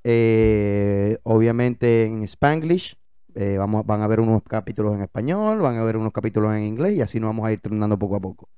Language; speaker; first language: Spanish; native; Spanish